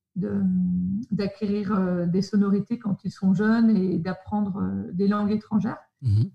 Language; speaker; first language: French; native; French